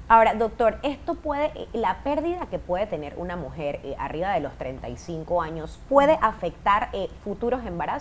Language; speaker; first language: Spanish; native; Spanish